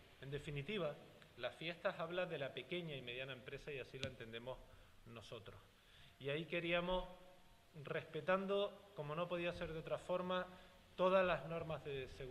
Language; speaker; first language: Spanish; native; Spanish